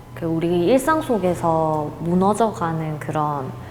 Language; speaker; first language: Korean; native; Korean